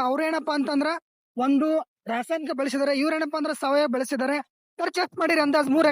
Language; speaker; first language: Kannada; native; Kannada